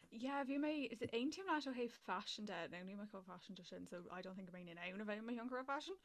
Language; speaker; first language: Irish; native; Irish